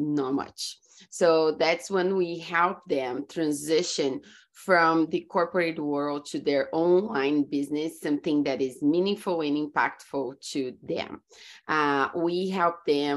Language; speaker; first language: English; non-native, fluent; Portuguese